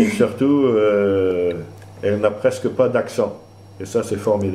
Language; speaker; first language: French; non-native, fluent; Dutch